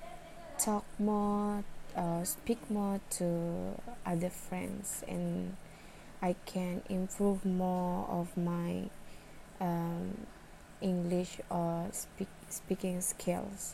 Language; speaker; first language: English; non-native, learner; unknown